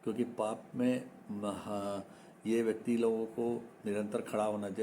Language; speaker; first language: Hindi; non-native, local second language; Malayalam